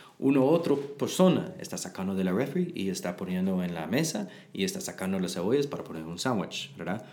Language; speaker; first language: Spanish; non-native, learner; English